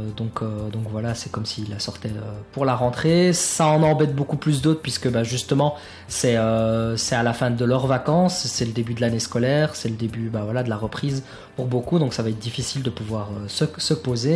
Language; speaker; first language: French; native; French